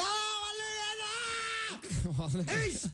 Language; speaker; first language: Icelandic; native; Icelandic